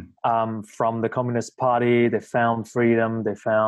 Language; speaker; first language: English; non-native, local second language; Cantonese